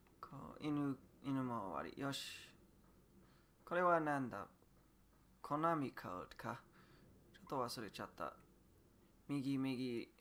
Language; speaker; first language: Japanese; non-native, learner; English